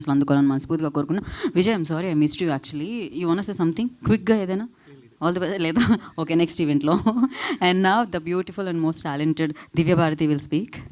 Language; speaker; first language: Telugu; native; Telugu